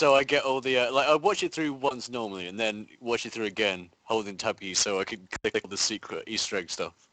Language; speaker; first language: English; native; English